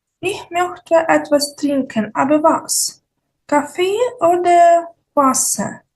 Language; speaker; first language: German; non-native, fluent; Ukrainian